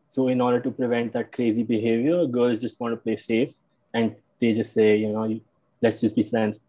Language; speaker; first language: English; non-native, local second language; Hindi